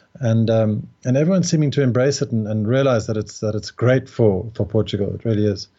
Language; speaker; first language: English; native; English